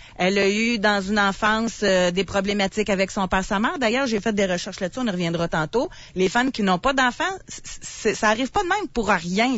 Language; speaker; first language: French; native; French